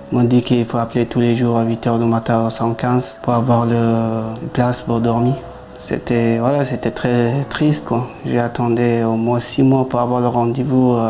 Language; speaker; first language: French; non-native, learner; Persian